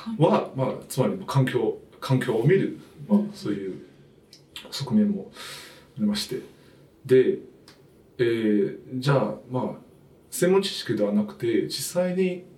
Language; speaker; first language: Japanese; non-native, fluent; Chinese